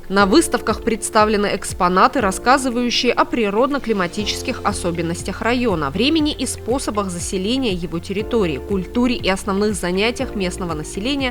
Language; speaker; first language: Russian; native; Russian